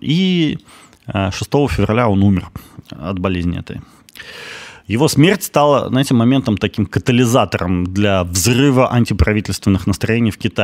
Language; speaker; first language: Russian; native; Russian